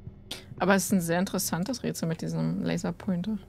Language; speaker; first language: German; native; German